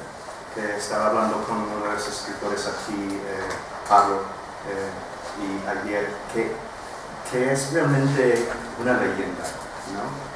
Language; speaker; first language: Spanish; non-native, fluent; English